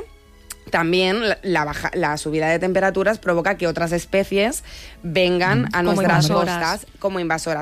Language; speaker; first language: Spanish; native; Spanish